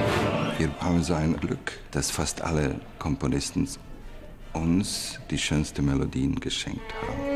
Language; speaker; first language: German; non-native, fluent; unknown